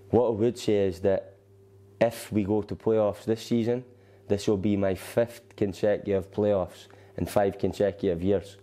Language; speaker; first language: English; native; English